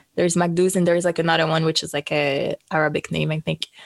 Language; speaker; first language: English; non-native, fluent; French